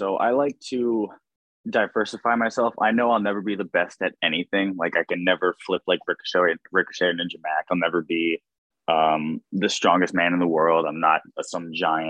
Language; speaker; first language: English; native; English